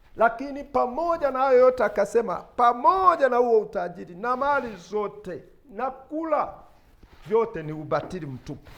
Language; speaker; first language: Swahili; non-native, local second language; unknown